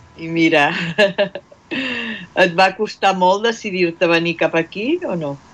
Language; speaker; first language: Catalan; native; Catalan